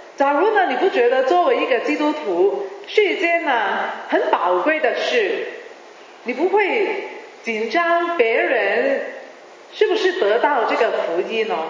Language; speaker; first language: Chinese; non-native, local second language; Cantonese